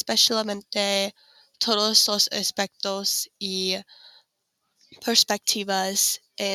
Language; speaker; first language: Spanish; non-native, learner; English